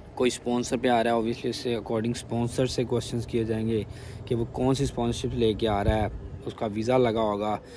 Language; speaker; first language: Urdu; non-native, local second language; Punjabi